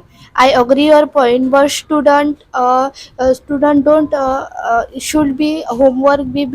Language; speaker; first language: English; non-native, learner; Marathi